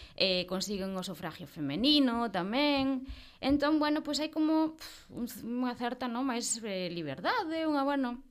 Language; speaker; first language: Galician; non-native, fluent; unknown